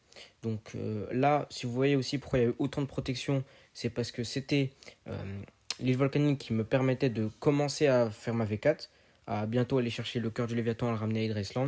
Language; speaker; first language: French; native; French